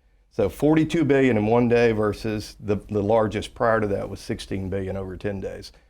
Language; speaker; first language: English; native; English